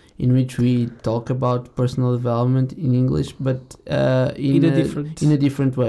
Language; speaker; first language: English; non-native, fluent; Portuguese